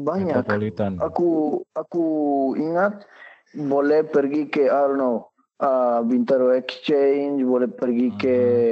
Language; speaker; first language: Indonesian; non-native, learner; Spanish